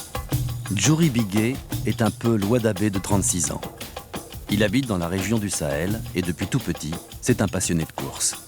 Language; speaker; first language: French; native; French